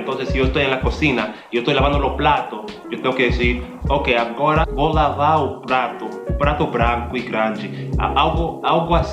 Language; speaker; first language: Spanish; non-native, fluent; English